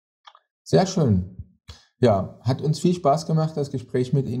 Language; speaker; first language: German; native; German